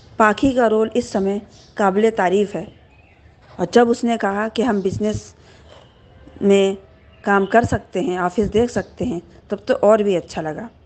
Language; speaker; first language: Hindi; native; Hindi